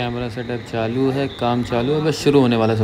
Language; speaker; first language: Hindi; native; Hindi